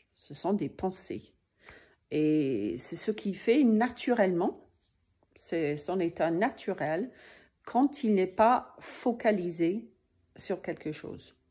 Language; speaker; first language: French; native; French